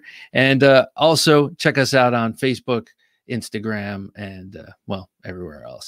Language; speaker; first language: English; native; English